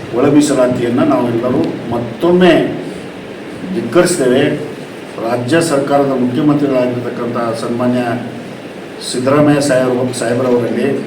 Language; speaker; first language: Kannada; non-native, local second language; Lambadi